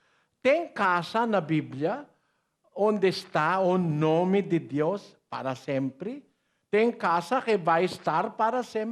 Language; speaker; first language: Portuguese; non-native, learner; Filipino